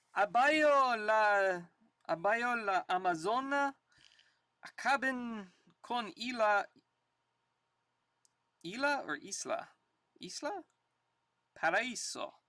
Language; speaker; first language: Spanish; non-native, learner; English